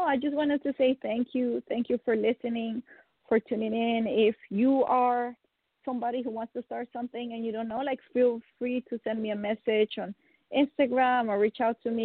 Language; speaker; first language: English; non-native, fluent; Dutch